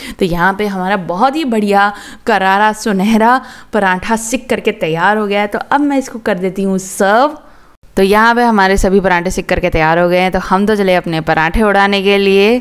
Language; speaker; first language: Hindi; native; Hindi